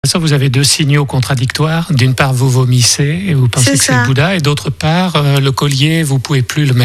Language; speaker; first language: French; native; French